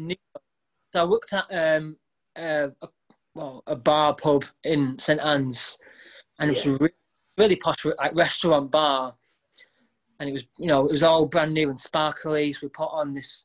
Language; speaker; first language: English; native; English